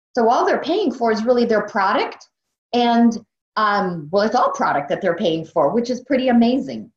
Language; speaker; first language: English; native; English